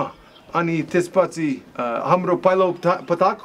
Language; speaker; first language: Nepali; non-native, learner; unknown